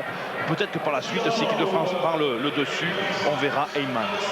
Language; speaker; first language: French; native; French